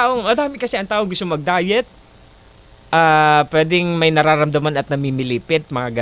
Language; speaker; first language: Filipino; native; Filipino